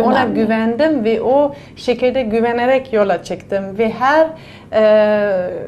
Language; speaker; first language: Turkish; non-native, fluent; German